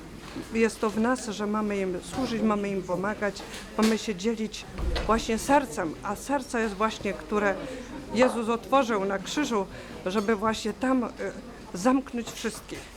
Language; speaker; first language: Polish; native; Polish